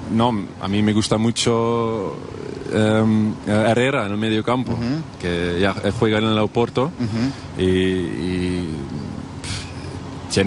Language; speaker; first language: Spanish; non-native, fluent; Dutch